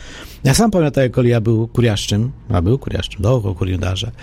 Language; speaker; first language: Polish; non-native, learner; Ukrainian